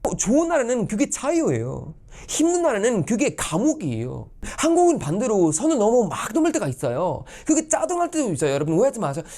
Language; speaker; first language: Korean; non-native, fluent; Swedish